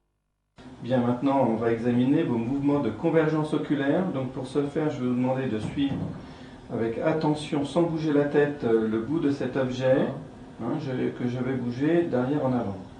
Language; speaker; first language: French; native; French